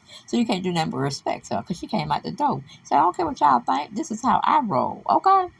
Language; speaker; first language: English; native; English